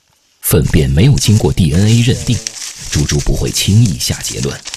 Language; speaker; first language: Chinese; native; Chinese